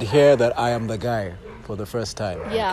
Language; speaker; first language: English; non-native, local second language; Yoruba